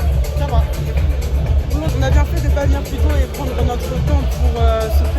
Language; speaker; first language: French; native; French